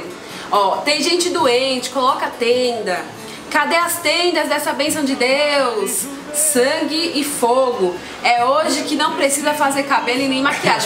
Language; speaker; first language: Portuguese; native; Portuguese